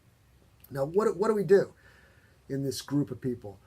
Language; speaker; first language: English; native; English